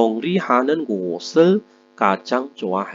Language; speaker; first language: Korean; non-native, fluent; Indonesian